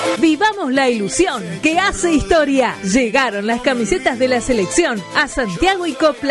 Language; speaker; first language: Spanish; native; Spanish